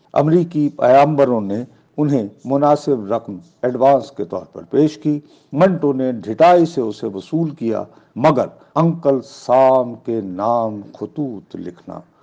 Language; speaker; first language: Urdu; non-native, local second language; Punjabi